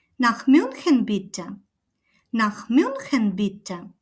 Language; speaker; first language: German; non-native, fluent; Ukrainian